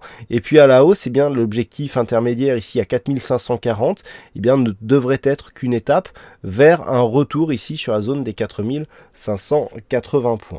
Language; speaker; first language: French; native; French